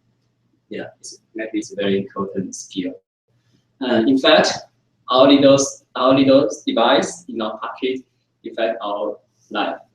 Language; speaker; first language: English; non-native, fluent; Chinese